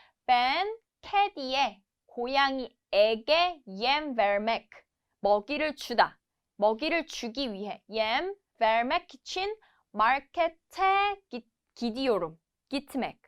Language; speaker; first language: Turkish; non-native, fluent; Korean